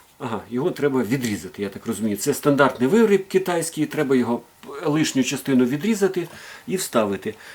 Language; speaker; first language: Ukrainian; non-native, local second language; Russian